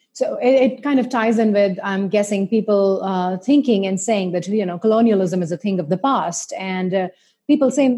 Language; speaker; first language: English; non-native, local second language; Hindi